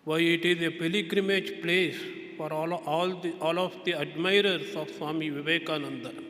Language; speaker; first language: English; non-native, local second language; Kannada